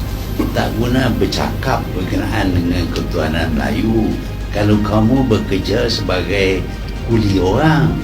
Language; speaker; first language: Malay; native; Malay